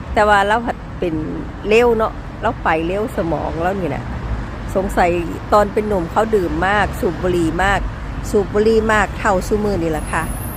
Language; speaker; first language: Thai; native; Thai